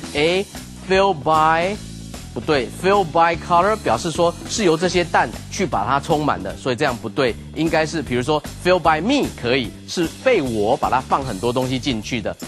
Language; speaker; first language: Chinese; native; Chinese